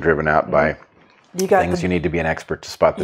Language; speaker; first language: English; native; English